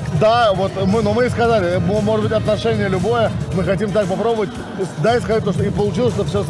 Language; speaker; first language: Russian; native; Russian